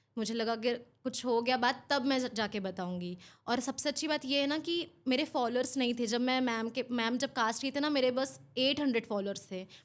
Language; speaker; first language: Hindi; non-native, local second language; Bangla